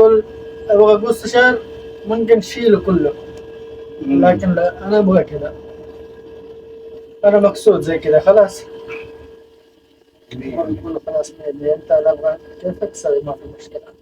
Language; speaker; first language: Arabic; non-native, learner; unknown